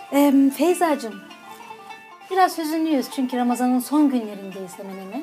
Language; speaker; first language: Turkish; native; Turkish